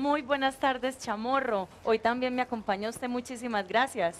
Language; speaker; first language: Spanish; native; Spanish